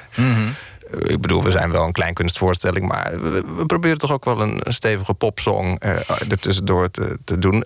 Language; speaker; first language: Dutch; native; Dutch